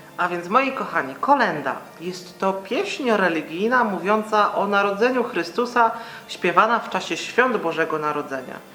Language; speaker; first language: Polish; native; Polish